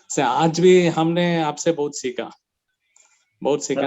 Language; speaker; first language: Hindi; non-native, local second language; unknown